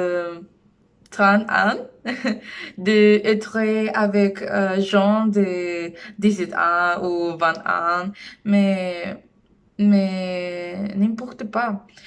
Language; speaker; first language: French; non-native, learner; Spanish